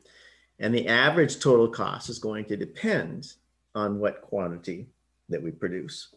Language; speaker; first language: English; native; English